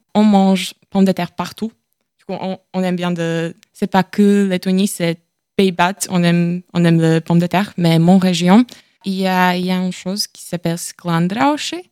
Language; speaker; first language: French; non-native, learner; Latvian